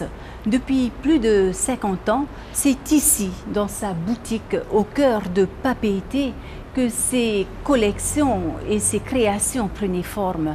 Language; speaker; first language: French; native; French